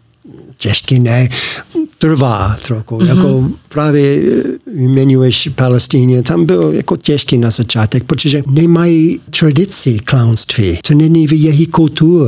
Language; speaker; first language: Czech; non-native, learner; English